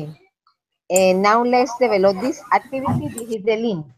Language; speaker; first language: English; non-native, learner; Spanish